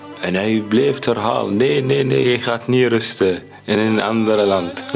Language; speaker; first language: Dutch; non-native, learner; Arabic